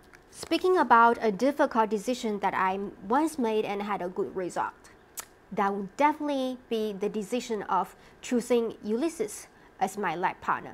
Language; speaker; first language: English; non-native, fluent; Chinese